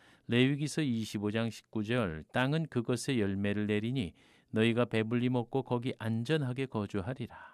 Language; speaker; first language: Korean; native; Korean